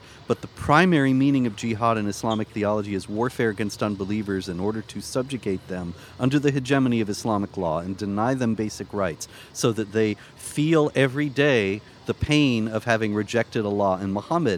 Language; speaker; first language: English; native; English